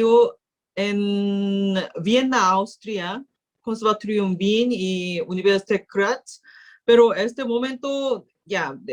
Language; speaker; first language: Spanish; non-native, learner; Korean